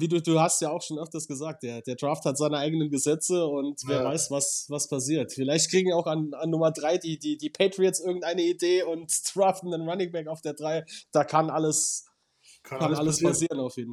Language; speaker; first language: German; native; German